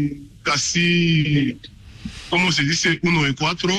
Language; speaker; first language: Spanish; non-native, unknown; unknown